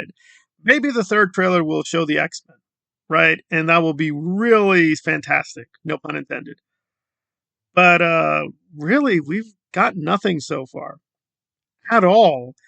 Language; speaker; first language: English; native; English